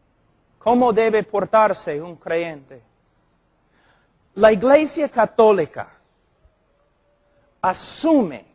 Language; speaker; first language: Spanish; non-native, fluent; English